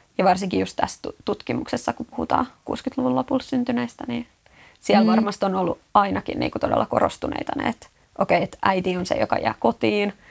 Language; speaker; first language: Finnish; native; Finnish